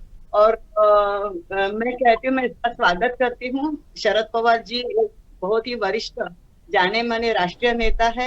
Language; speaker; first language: Hindi; non-native, local second language; Marathi